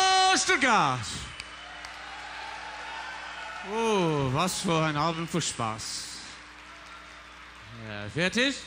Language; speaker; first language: German; non-native, learner; English